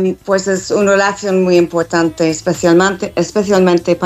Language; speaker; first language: Spanish; non-native, fluent; English